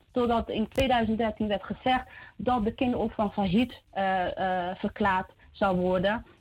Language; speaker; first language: Dutch; early bilingual, other home language; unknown